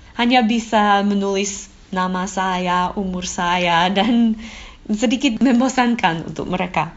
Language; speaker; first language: Indonesian; non-native, fluent; English